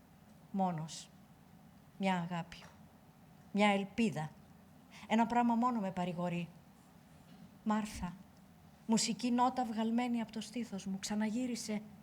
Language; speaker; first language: Greek; native; Greek